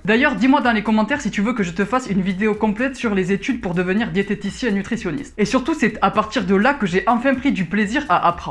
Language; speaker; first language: French; native; French